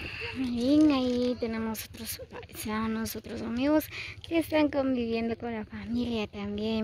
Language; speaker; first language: Spanish; native; Spanish